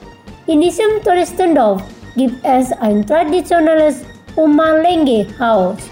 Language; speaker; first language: German; non-native, fluent; Indonesian